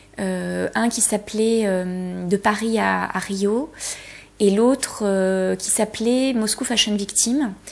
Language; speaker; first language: French; early bilingual, other home language; Polish